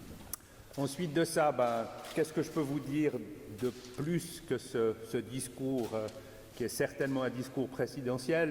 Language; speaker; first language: French; native; French